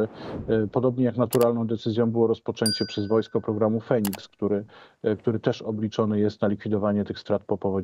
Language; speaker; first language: Polish; native; Polish